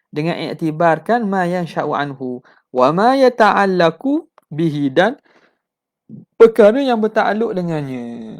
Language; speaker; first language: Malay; native; Malay